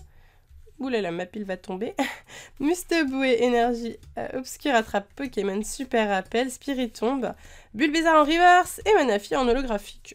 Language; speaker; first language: French; native; French